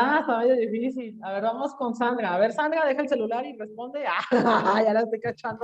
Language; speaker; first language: Spanish; native; Spanish